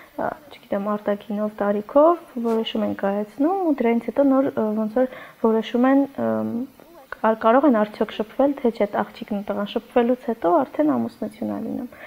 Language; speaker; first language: Armenian; non-native, local second language; Kurdish